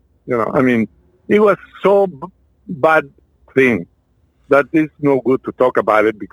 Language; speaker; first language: English; non-native, fluent; French